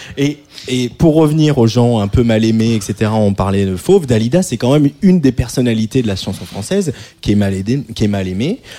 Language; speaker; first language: French; native; French